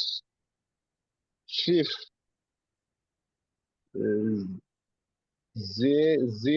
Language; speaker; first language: German; non-native, learner; Bangla